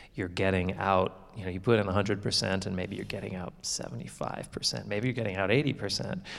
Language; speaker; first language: English; native; English